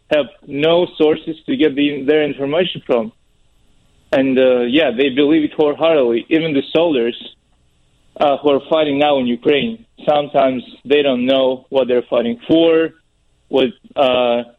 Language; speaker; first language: English; non-native, fluent; Russian